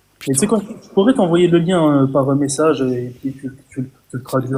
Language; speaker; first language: French; native; French